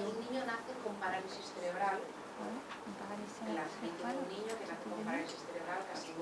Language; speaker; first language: Spanish; native; Spanish